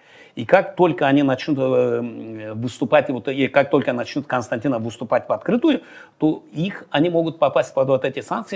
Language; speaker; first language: Russian; non-native, local second language; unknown